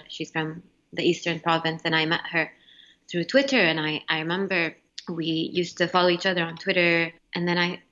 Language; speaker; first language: English; non-native, fluent; Arabic